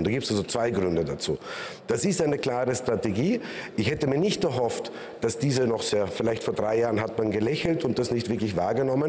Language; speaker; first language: German; native; German